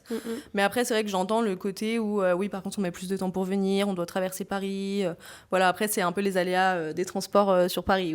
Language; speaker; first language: French; native; French